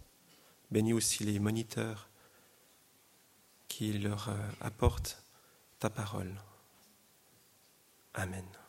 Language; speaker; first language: French; native; French